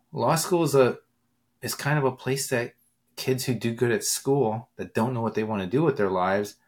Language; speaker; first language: English; native; English